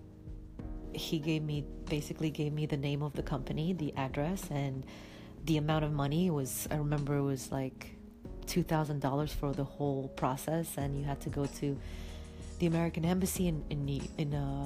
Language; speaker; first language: English; non-native, fluent; Romanian